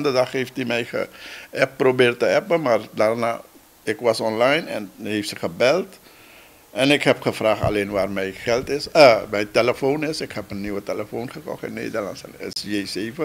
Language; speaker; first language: Dutch; non-native, local second language; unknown